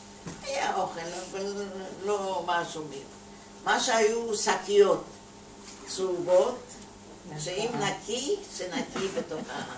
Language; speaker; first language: Hebrew; non-native, fluent; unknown